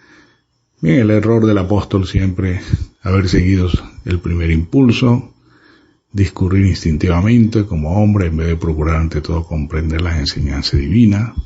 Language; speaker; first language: Spanish; native; Spanish